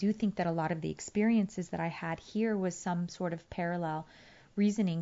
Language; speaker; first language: English; early bilingual, other home language; Persian